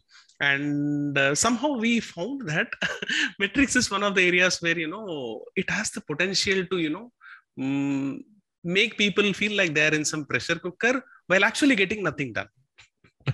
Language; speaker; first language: English; non-native, local second language; Tamil